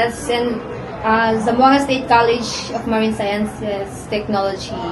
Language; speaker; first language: English; non-native, learner; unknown